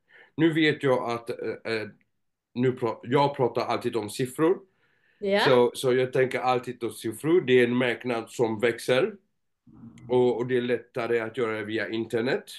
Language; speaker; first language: Swedish; non-native, fluent; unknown